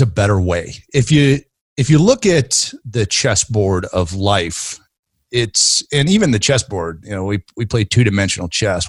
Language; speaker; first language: English; native; English